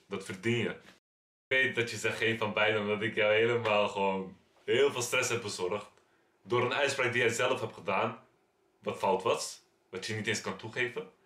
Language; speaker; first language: Dutch; early bilingual, other home language; Turkish